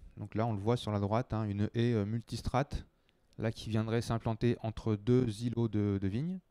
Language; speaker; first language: French; native; French